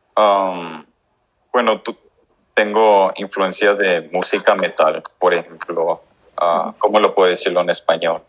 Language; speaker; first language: Spanish; early bilingual, heritage; English